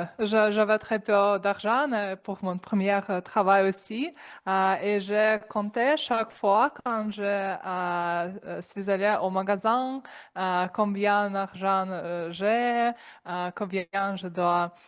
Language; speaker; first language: French; non-native, learner; Russian